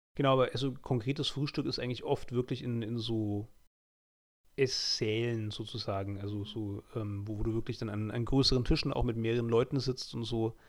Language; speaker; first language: German; native; German